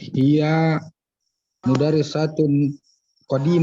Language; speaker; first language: Arabic; non-native, learner; Indonesian